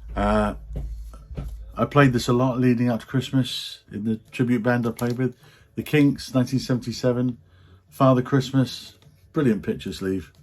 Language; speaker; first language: English; native; English